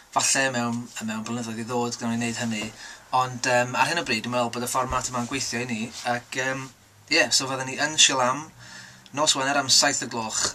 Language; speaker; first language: Welsh; native; Welsh